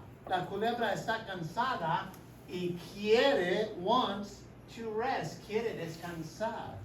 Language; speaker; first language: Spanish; non-native, fluent; English